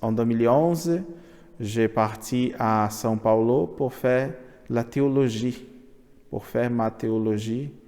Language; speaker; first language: French; non-native, learner; Portuguese